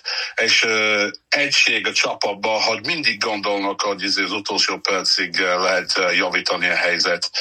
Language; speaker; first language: Hungarian; non-native, fluent; English